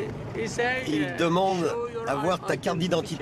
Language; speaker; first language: French; non-native, fluent; Persian